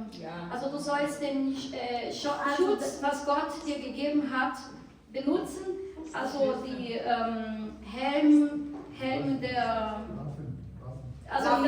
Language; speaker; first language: German; non-native, learner; Portuguese